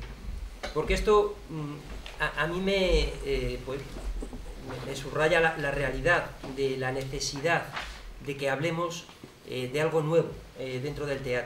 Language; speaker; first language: Spanish; native; Spanish